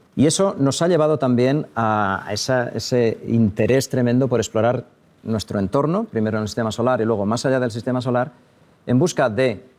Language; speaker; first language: Spanish; native; Spanish